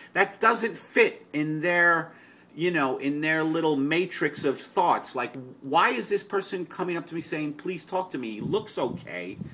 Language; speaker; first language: English; native; English